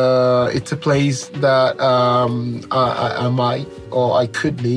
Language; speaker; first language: English; non-native, local second language; Yoruba